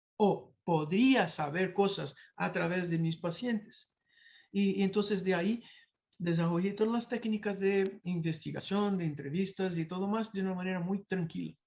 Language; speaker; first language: Spanish; non-native, fluent; Portuguese